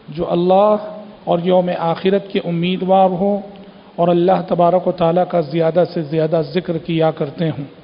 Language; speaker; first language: Urdu; native; Urdu